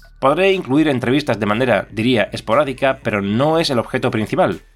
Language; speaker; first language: Spanish; native; Spanish